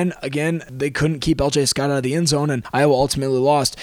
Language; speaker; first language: English; native; English